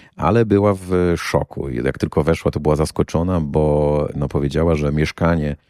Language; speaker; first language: Polish; native; Polish